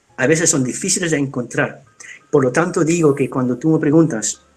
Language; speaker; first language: Spanish; non-native, fluent; Dutch